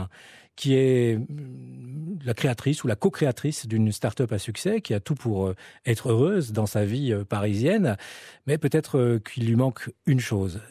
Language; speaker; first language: French; native; French